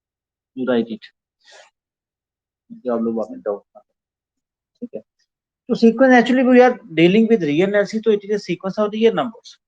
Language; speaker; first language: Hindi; non-native, local second language; Punjabi